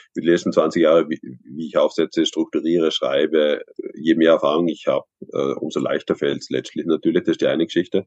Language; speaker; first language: German; native; German